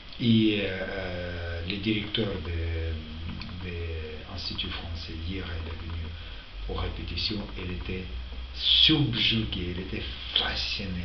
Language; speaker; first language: French; non-native, fluent; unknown